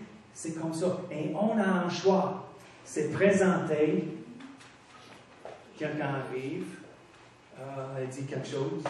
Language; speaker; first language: French; non-native, fluent; English